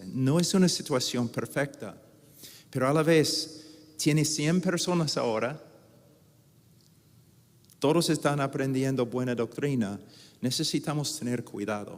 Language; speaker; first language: Spanish; non-native, fluent; English